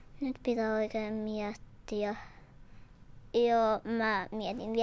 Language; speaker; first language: Finnish; non-native, local second language; Swedish